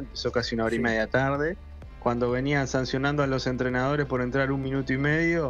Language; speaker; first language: Spanish; native; Spanish